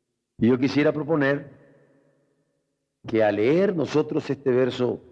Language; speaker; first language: Spanish; native; Spanish